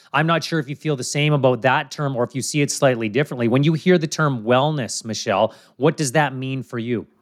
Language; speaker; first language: English; native; English